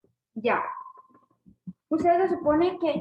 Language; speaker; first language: Spanish; native; Spanish